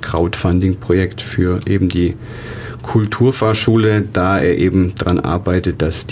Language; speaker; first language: German; native; German